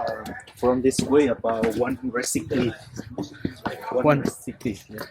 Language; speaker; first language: English; non-native, learner; Vietnamese